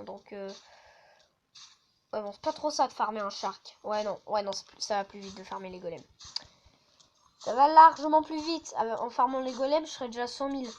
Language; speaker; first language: French; native; French